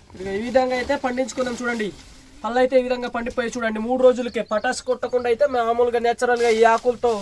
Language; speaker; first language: Telugu; non-native, local second language; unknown